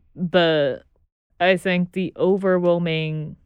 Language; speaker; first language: English; non-native, fluent; Chinese